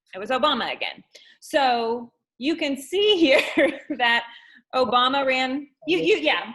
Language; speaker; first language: English; native; English